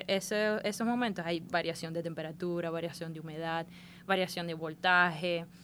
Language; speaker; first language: Spanish; native; Spanish